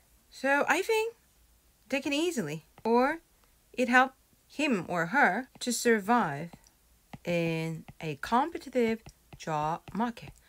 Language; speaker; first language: English; non-native, fluent; Korean